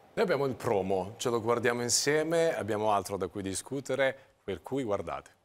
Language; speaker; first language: Italian; native; Italian